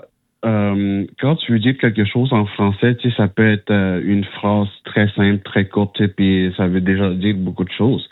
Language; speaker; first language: French; non-native, local second language; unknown